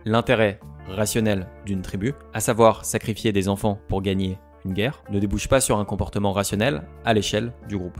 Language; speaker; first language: French; native; French